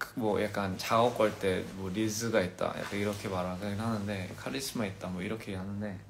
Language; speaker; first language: Korean; early bilingual, heritage; Korean